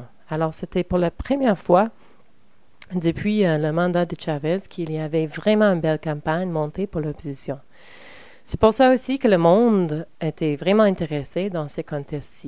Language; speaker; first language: French; non-native, learner; English